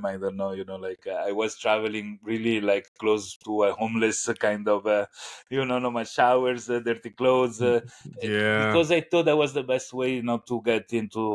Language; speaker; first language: English; non-native, fluent; Italian